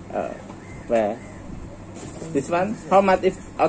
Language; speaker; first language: English; non-native, learner; Indonesian